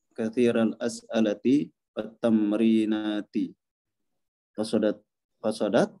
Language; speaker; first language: Arabic; non-native, learner; Malay